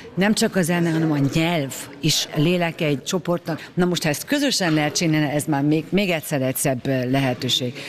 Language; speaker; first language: Hungarian; early bilingual, heritage; Hungarian